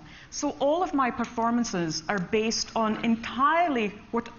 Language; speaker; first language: English; native; English